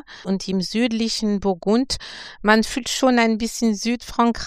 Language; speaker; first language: German; non-native, fluent; French